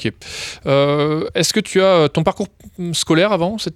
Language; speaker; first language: French; native; French